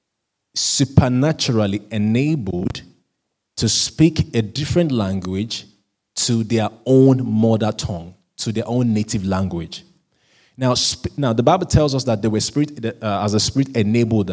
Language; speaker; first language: English; non-native, local second language; Yoruba